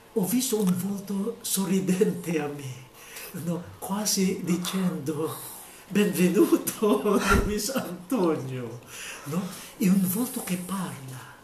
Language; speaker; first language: Italian; non-native, fluent; Filipino